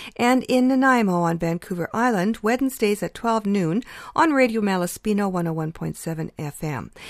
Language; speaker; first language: English; early bilingual, other home language; Ukrainian